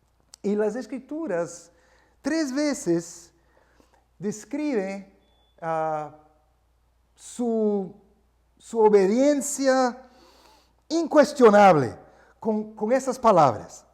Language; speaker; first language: Spanish; non-native, fluent; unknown